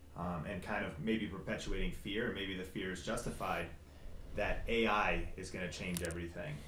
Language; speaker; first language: English; native; English